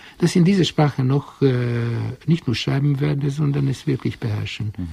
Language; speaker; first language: German; non-native, fluent; Hungarian